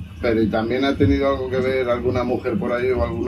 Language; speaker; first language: Spanish; native; Spanish